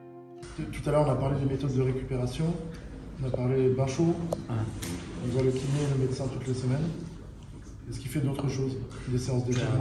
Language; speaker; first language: French; native; French